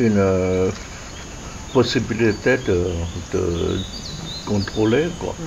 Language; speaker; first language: French; non-native, fluent; Chinese